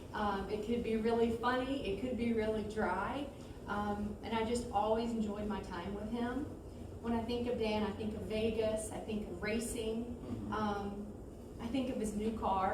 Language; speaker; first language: English; native; English